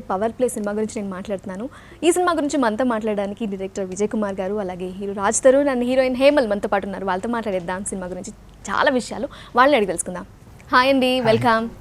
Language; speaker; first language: Telugu; native; Telugu